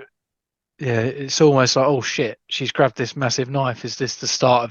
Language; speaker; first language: English; native; English